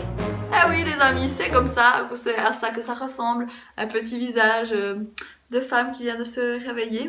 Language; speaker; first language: French; native; French